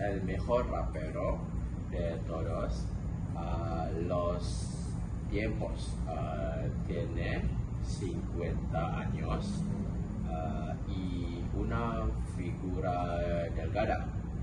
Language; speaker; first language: Spanish; non-native, learner; Malay